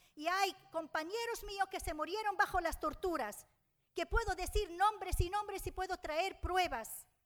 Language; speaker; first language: Spanish; non-native, fluent; Arabic